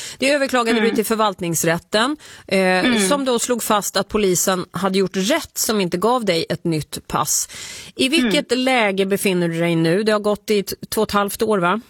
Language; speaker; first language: Swedish; native; Swedish